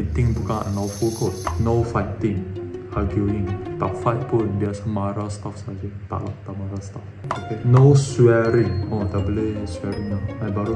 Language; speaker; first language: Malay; non-native, local second language; Chinese